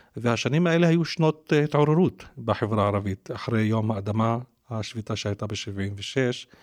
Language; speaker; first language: Hebrew; non-native, local second language; Arabic